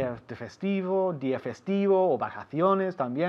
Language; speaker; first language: Spanish; non-native, fluent; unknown